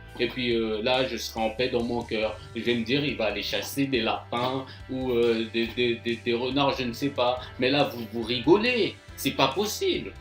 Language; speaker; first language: French; non-native, fluent; Japanese